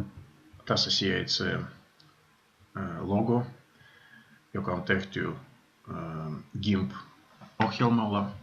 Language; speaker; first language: Finnish; non-native, fluent; Russian